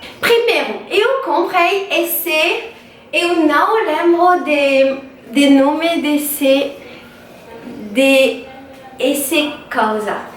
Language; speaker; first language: Portuguese; non-native, learner; French